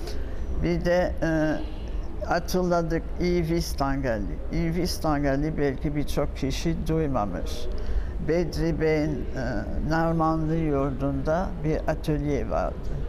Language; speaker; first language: Turkish; non-native, fluent; French